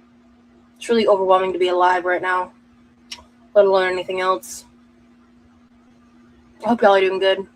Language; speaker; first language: English; native; English